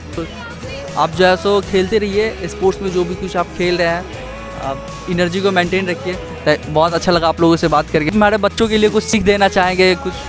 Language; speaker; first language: Hindi; native; Hindi